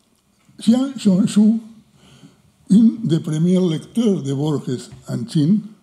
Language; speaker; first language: French; non-native, fluent; Spanish